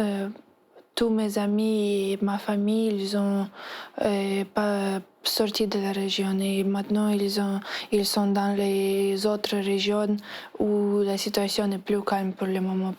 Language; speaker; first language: French; non-native, fluent; Ukrainian